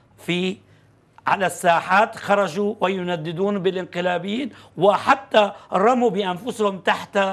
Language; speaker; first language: Arabic; non-native, fluent; Turkish